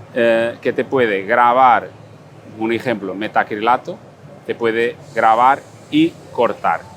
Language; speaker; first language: Spanish; non-native, fluent; Portuguese